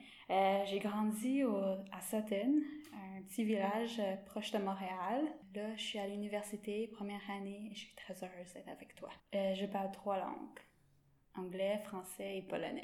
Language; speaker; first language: French; non-native, local second language; English